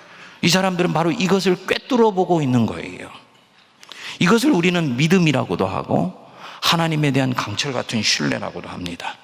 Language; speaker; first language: Korean; native; Korean